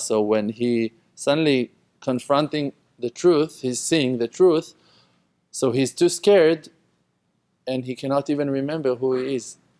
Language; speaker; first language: English; non-native, fluent; Hebrew